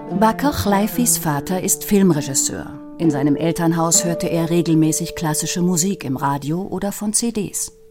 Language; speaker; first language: German; native; German